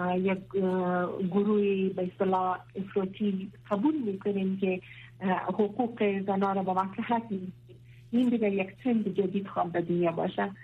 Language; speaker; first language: Persian; non-native, local second language; Pashto